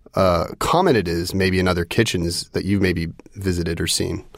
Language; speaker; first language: English; native; English